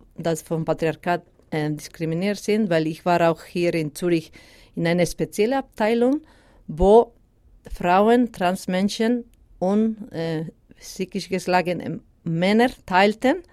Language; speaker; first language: German; non-native, fluent; Basque